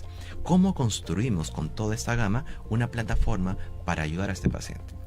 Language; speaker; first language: Spanish; native; Spanish